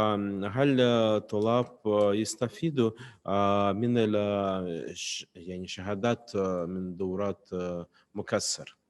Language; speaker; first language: Arabic; non-native, fluent; Russian